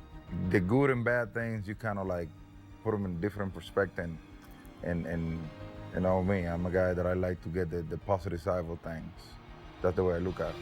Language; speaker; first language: English; non-native, fluent; Spanish